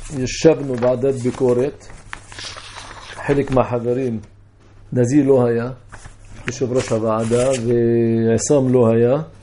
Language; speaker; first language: Hebrew; non-native, local second language; Arabic